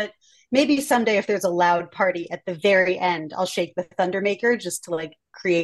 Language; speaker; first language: English; native; English